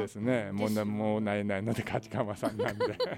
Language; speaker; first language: Japanese; native; Japanese